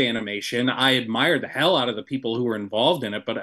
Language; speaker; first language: English; native; English